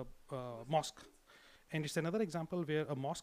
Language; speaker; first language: English; non-native, local second language; Hindi